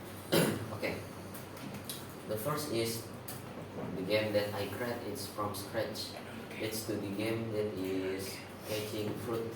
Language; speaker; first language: English; non-native, learner; Indonesian